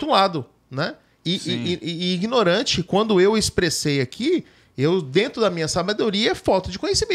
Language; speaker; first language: Portuguese; native; Portuguese